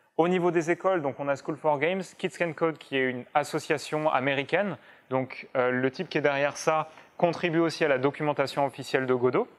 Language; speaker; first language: French; native; French